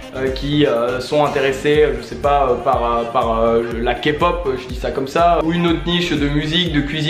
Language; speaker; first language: French; native; French